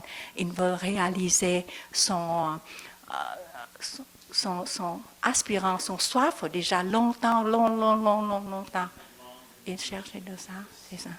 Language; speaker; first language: French; non-native, learner; Vietnamese